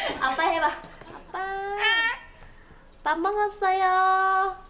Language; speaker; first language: Korean; non-native, learner; Vietnamese